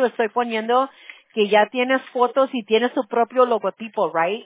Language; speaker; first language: Spanish; early bilingual, heritage; Spanish